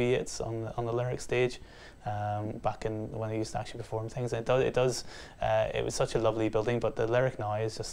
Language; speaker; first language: English; native; English